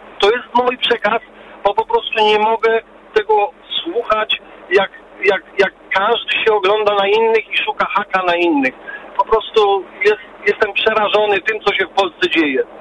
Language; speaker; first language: Polish; early bilingual, heritage; Polish